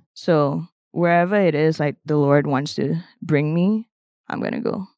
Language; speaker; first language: English; non-native, local second language; Malay